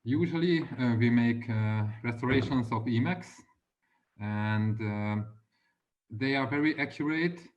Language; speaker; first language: English; non-native, fluent; Hungarian